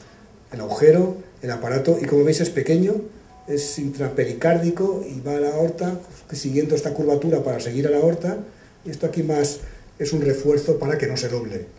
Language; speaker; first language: Spanish; native; Spanish